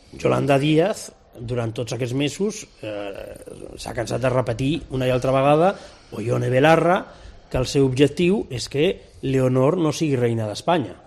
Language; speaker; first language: Catalan; non-native, local second language; Spanish